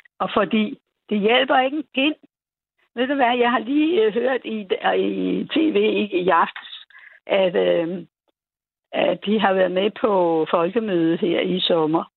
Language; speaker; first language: Danish; native; Danish